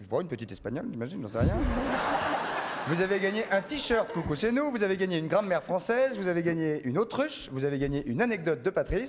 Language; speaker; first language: French; native; French